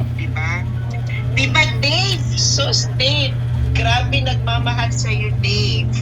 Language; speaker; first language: Filipino; non-native, local second language; Cebuano